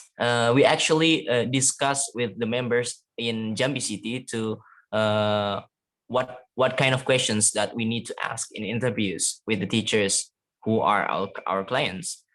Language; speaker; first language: English; non-native, fluent; Indonesian